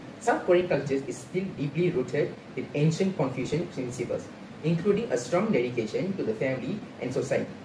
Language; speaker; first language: English; non-native, local second language; Tamil